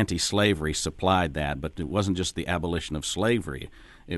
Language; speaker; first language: English; native; English